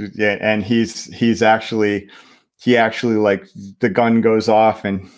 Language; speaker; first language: English; native; English